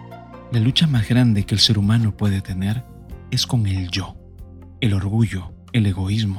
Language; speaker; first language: Spanish; native; Spanish